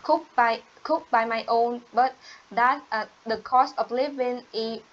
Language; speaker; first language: English; non-native, learner; Vietnamese